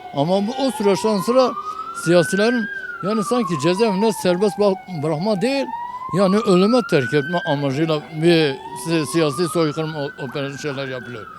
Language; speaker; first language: Turkish; non-native, local second language; Kurdish